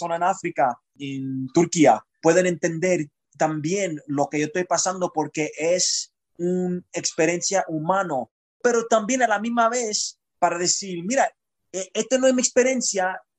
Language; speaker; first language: Spanish; early bilingual, heritage; Spanish